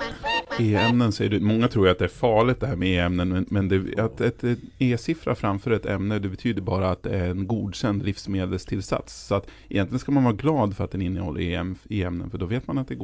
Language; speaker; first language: Swedish; native; Swedish